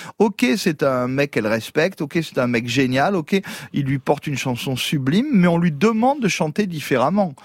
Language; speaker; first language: French; native; French